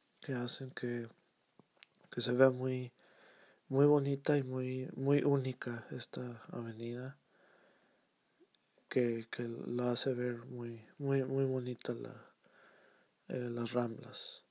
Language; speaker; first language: Spanish; early bilingual, heritage; Spanish